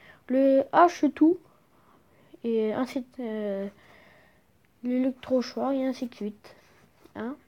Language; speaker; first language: French; native; French